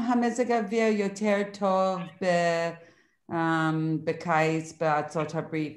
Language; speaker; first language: Hebrew; non-native, learner; English